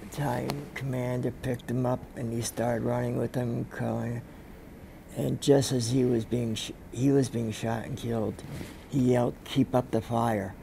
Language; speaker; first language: English; native; English